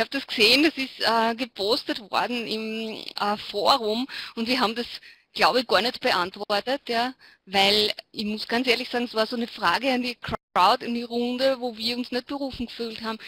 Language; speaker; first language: German; native; German